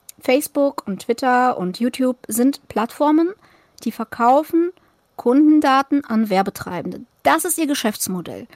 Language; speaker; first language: German; early bilingual, other home language; Russian